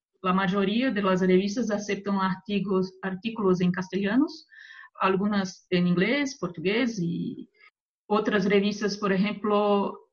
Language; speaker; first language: Spanish; non-native, fluent; Portuguese